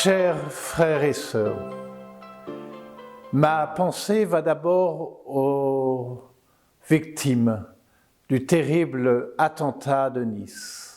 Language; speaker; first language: French; native; French